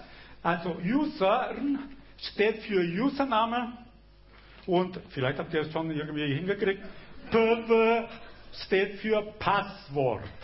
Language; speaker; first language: German; non-native, fluent; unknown